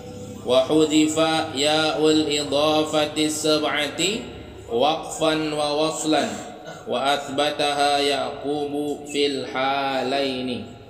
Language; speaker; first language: Arabic; non-native, fluent; Indonesian